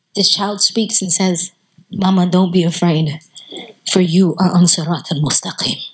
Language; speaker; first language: English; native; English